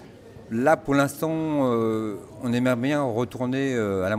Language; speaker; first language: French; native; French